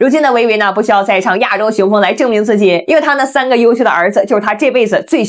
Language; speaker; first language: Chinese; native; Chinese